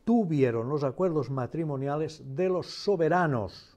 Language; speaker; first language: Spanish; non-native, local second language; Catalan